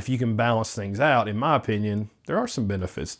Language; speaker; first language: English; native; English